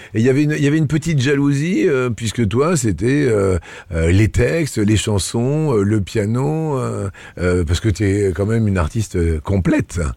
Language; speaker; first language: French; native; French